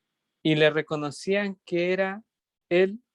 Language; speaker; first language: Spanish; native; Spanish